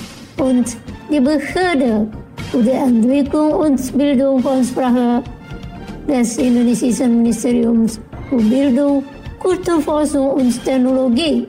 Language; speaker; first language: German; non-native, fluent; Indonesian